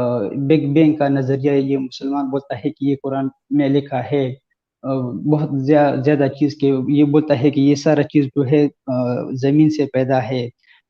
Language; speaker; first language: Hindi; non-native, learner; Pashto